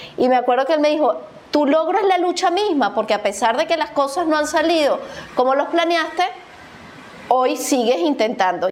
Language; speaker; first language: Spanish; native; Spanish